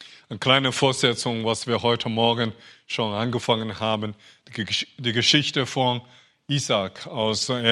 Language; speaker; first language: German; non-native, fluent; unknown